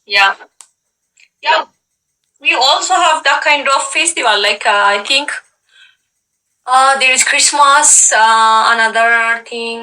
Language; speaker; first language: English; non-native, local second language; Amharic